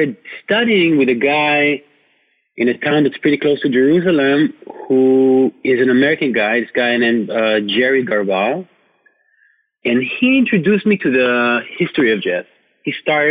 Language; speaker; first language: English; non-native, fluent; Hebrew